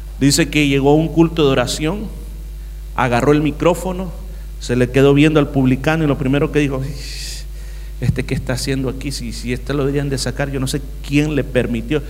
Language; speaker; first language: Spanish; native; Spanish